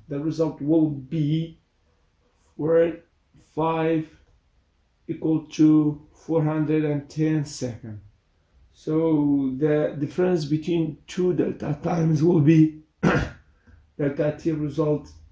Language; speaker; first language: English; non-native, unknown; Central Kurdish